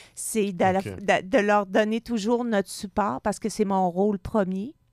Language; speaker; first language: French; native; French